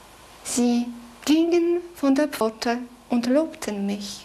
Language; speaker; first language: German; non-native, fluent; Polish